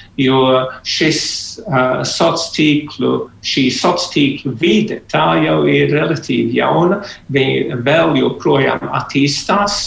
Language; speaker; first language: Latvian; early bilingual, heritage; Latvian